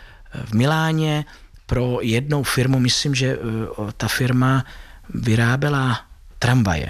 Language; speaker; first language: Czech; non-native, fluent; Italian